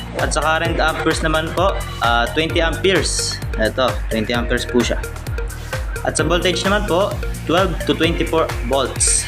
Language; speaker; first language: Filipino; native; Filipino